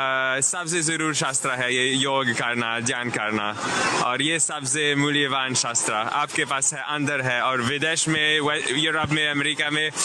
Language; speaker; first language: Hindi; non-native, learner; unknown